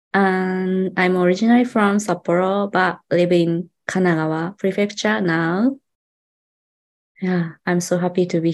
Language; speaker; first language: English; non-native, learner; Japanese